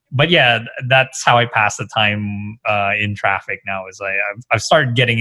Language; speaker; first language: English; non-native, local second language; Filipino